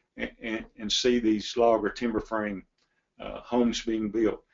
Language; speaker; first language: English; native; English